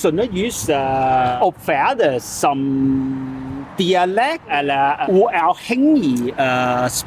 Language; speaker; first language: Danish; non-native, learner; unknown